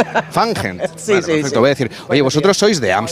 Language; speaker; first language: Spanish; native; Spanish